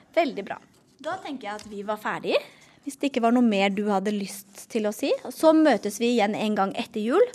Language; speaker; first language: Norwegian; native; Norwegian